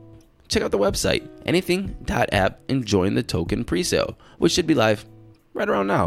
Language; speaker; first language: English; native; English